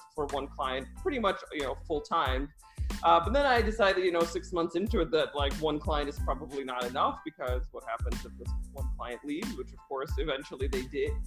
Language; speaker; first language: English; early bilingual, other home language; Russian